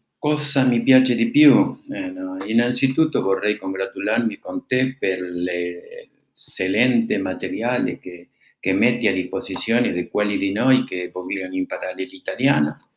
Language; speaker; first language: Italian; non-native, learner; Spanish